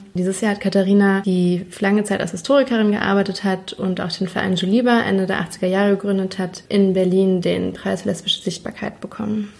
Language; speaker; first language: German; native; German